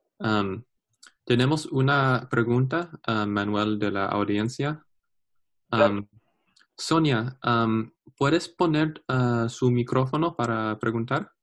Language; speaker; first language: Spanish; non-native, learner; English